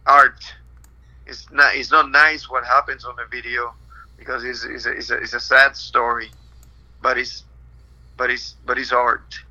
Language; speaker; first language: English; non-native, fluent; Spanish